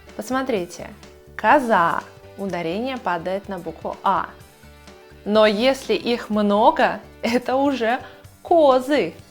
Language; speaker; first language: Russian; native; Russian